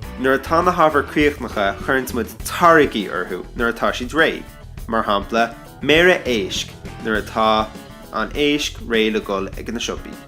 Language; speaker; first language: Irish; non-native, local second language; English